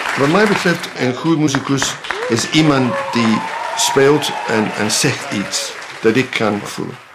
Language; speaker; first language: Dutch; non-native, fluent; English